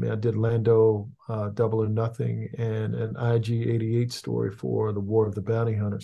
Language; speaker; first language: English; native; English